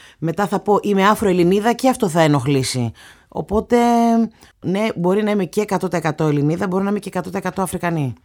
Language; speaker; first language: Greek; native; Greek